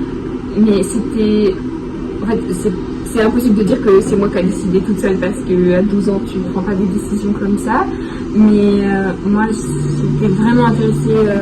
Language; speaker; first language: French; early bilingual, heritage; French